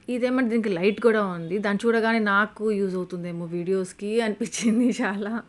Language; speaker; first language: Telugu; native; Telugu